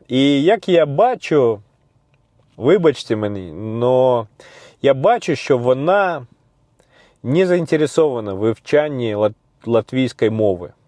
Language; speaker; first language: Ukrainian; non-native, learner; Russian